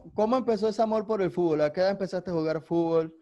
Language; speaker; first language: Spanish; native; Spanish